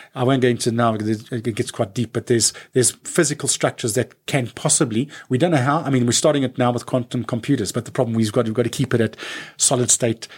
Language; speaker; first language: English; native; English